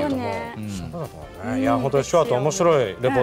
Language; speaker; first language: Japanese; native; Japanese